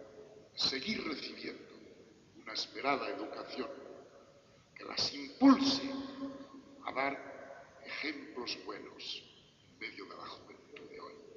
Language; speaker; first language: Spanish; native; Spanish